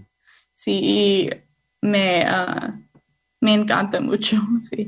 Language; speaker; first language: Spanish; non-native, learner; English